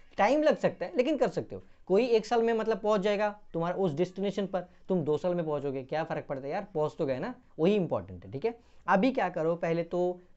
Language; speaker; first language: Hindi; non-native, local second language; Bangla